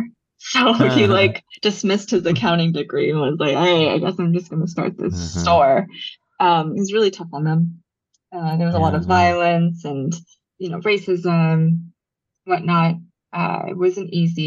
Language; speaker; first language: English; early bilingual, other home language; Japanese